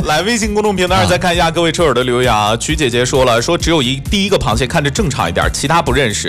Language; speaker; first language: Chinese; native; Chinese